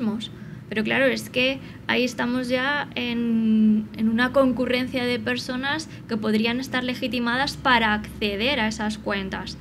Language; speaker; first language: Spanish; native; Spanish